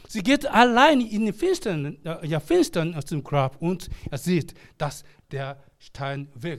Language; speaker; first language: German; non-native, learner; Korean